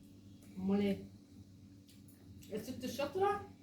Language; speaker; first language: Arabic; native; Arabic